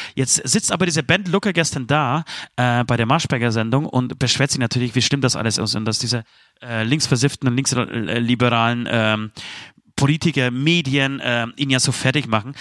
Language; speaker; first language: German; early bilingual, other home language; Polish